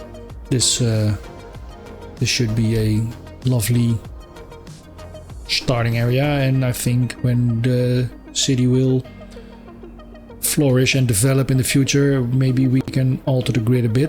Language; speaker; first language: English; non-native, fluent; Dutch